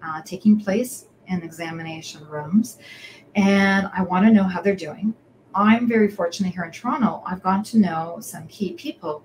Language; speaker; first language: English; native; English